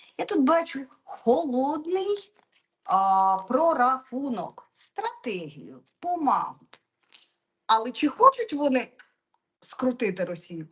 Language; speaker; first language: Ukrainian; non-native, local second language; Russian